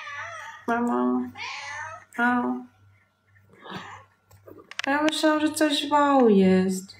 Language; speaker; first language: Polish; non-native, learner; Ukrainian